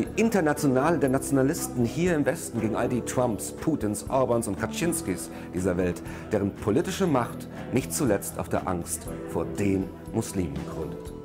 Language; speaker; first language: German; native; German